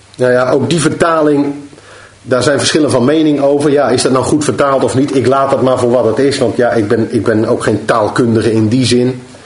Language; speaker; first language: Dutch; native; Dutch